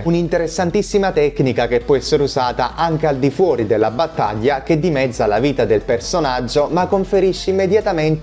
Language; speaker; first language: Italian; native; Italian